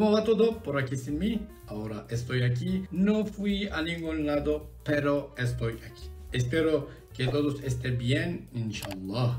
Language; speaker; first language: Spanish; non-native, learner; Turkish